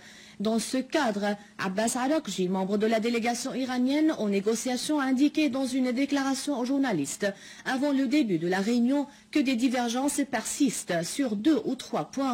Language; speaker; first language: French; non-native, fluent; Arabic